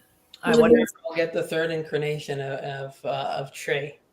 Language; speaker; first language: English; native; English